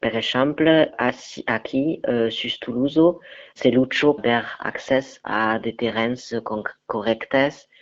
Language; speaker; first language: Catalan; non-native, learner; French